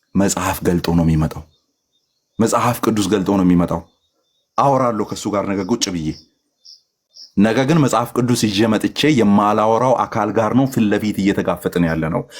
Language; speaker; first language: Amharic; native; Amharic